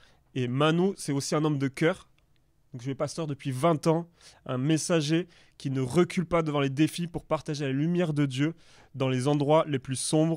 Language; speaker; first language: French; native; French